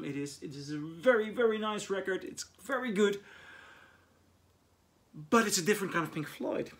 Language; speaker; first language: English; non-native, fluent; Dutch